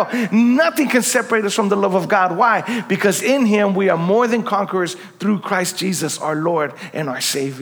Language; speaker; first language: English; native; English